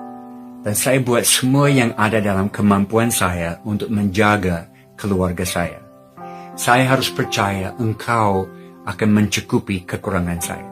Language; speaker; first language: Indonesian; non-native, fluent; English